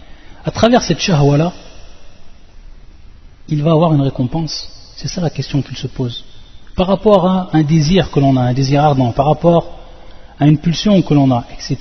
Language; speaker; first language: French; native; French